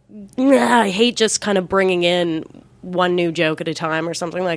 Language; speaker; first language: English; native; English